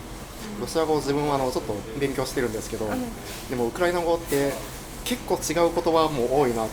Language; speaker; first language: Japanese; native; Japanese